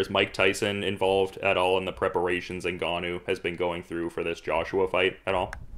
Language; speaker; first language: English; native; English